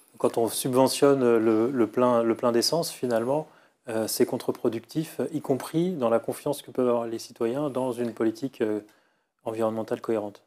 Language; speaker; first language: French; native; French